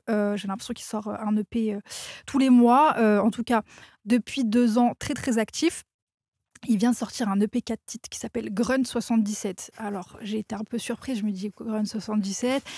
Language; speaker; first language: French; native; French